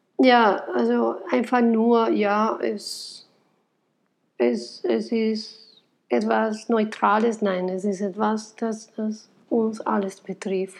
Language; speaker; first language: German; non-native, fluent; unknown